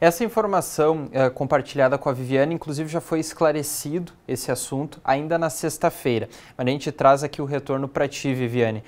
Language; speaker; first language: Portuguese; native; Portuguese